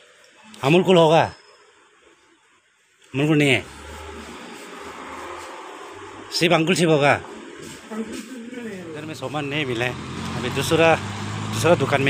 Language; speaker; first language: Hindi; non-native, local second language; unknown